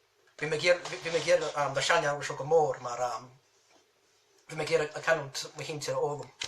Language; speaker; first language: Irish; native; Irish